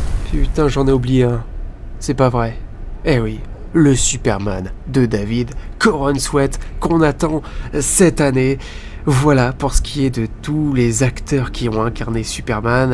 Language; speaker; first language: French; native; French